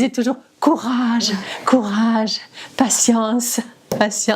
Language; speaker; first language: French; native; French